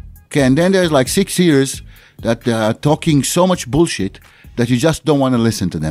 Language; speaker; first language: English; non-native, fluent; Hebrew